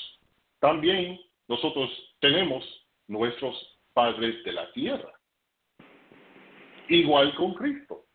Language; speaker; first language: Spanish; non-native, fluent; English